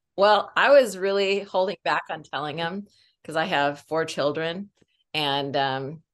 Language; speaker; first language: English; native; English